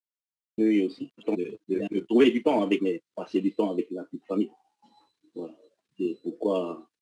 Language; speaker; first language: French; non-native, local second language; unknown